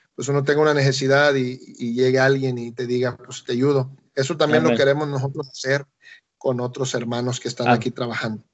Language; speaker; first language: Spanish; native; Spanish